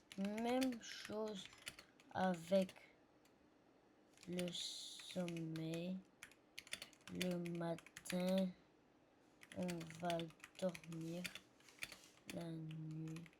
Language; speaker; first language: French; non-native, learner; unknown